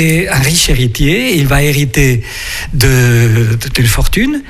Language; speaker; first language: French; non-native, fluent; Spanish